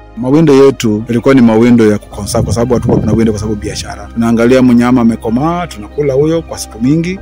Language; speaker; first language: Swahili; non-native, local second language; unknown